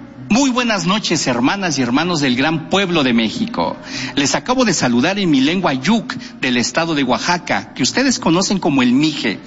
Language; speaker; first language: Spanish; non-native, local second language; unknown